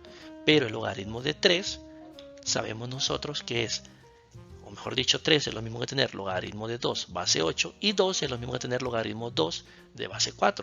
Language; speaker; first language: Spanish; native; Spanish